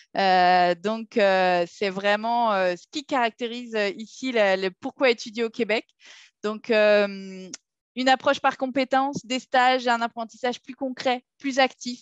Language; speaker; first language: French; native; French